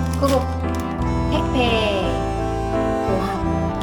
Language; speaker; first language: Korean; non-native, learner; Vietnamese